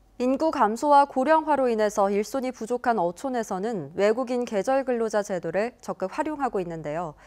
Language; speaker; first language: Korean; native; Korean